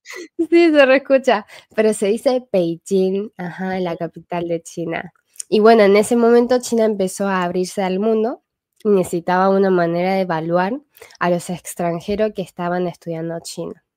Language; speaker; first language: Spanish; non-native, fluent; Chinese